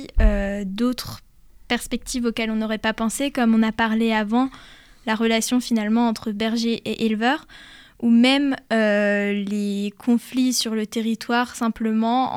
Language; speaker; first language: French; native; French